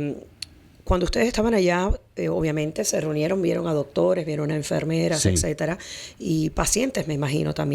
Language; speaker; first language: Spanish; native; Spanish